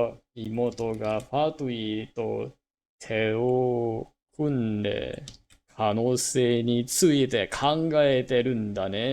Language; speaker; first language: Japanese; non-native, learner; English